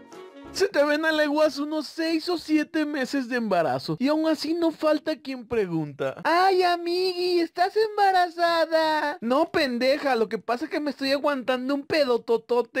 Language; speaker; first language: Spanish; native; Spanish